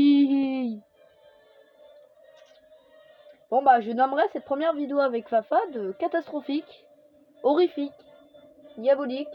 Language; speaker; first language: French; native; French